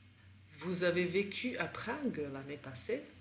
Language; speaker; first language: French; non-native, fluent; Czech